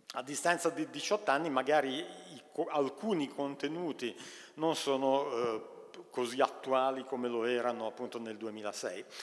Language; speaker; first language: Italian; native; Italian